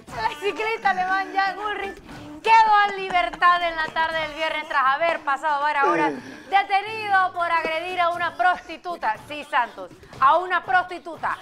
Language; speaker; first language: Spanish; native; Spanish